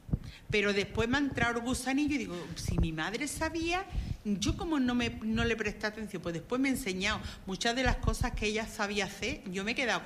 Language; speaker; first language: Spanish; native; Spanish